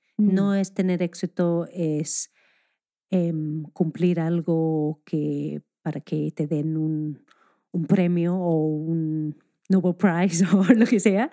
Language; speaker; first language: Spanish; non-native, fluent; English